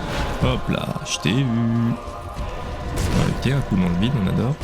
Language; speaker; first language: French; native; French